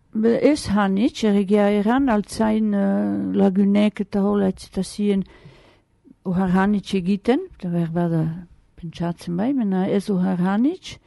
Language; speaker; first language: Basque; native; Basque